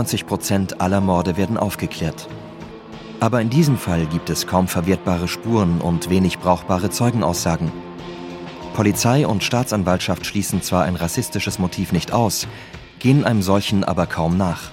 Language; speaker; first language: German; native; German